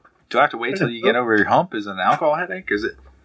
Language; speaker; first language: English; native; English